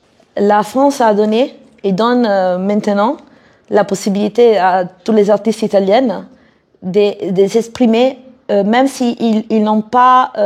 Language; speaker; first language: French; non-native, fluent; Italian